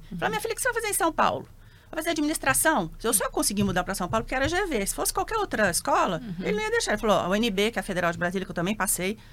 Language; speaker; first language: Portuguese; native; Portuguese